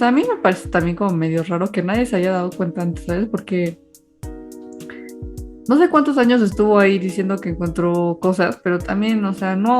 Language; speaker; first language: Spanish; native; Spanish